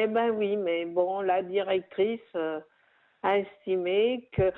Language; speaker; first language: French; native; French